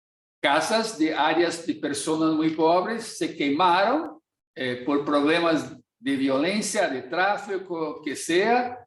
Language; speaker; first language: Portuguese; non-native, fluent; Spanish